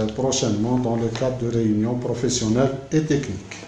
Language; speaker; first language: French; non-native, local second language; Arabic